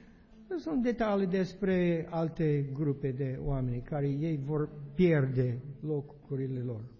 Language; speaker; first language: Romanian; non-native, learner; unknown